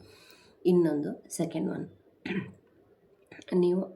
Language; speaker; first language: Kannada; native; Kannada